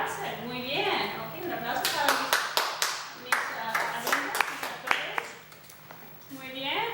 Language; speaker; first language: Spanish; non-native, fluent; English